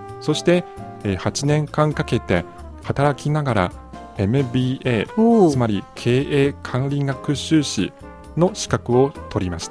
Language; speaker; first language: Japanese; non-native, fluent; Chinese